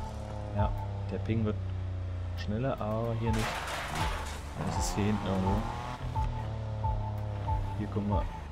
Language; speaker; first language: German; native; German